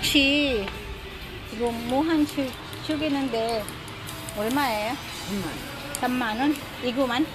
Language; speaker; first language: Korean; non-native, fluent; Filipino